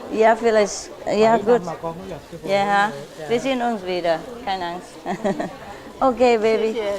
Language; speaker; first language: German; non-native, learner; Vietnamese